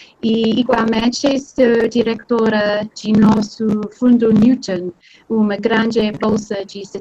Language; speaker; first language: Portuguese; non-native, fluent; English